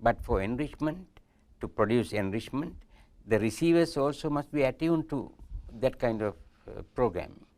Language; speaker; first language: English; non-native, local second language; Sinhala